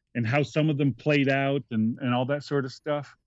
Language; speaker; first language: English; native; English